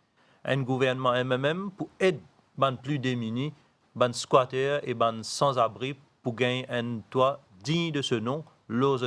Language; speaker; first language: French; non-native, local second language; Morisyen